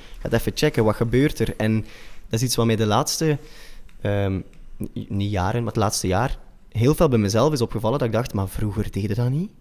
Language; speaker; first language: Dutch; native; Dutch